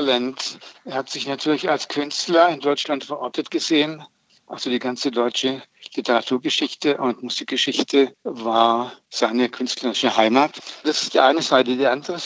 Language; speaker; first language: German; native; German